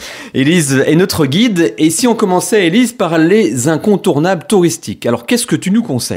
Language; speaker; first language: French; native; French